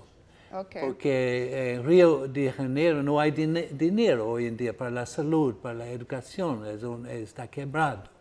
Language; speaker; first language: Spanish; non-native, fluent; Portuguese